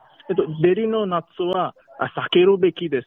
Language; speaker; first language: Japanese; non-native, learner; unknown